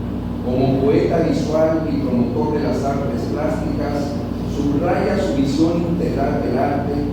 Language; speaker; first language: Spanish; native; Spanish